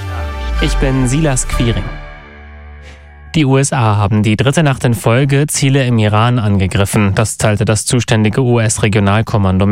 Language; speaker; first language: German; native; German